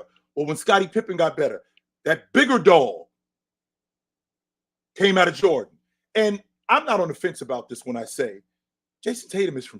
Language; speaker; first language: English; native; English